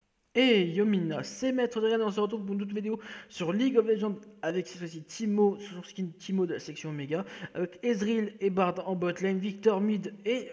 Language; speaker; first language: French; native; French